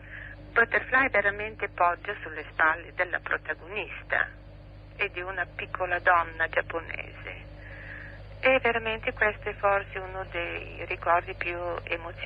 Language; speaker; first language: Italian; non-native, fluent; Bulgarian